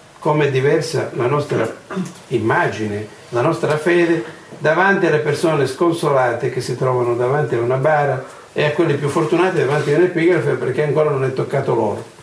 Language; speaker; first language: Italian; non-native, fluent; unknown